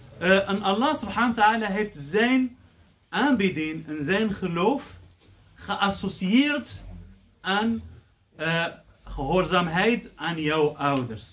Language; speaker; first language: Dutch; non-native, fluent; Arabic